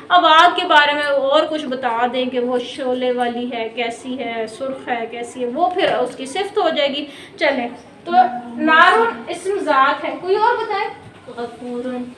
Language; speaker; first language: Urdu; native; Urdu